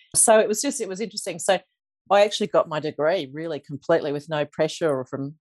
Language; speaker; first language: English; native; English